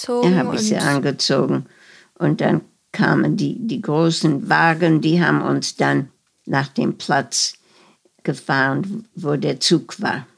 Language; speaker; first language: German; early bilingual, heritage; German